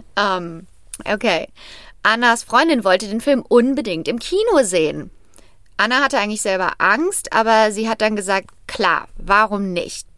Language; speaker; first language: German; native; German